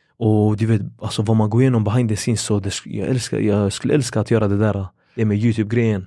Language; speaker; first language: Swedish; early bilingual, other home language; Kurdish